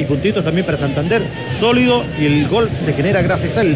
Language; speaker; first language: Spanish; native; Spanish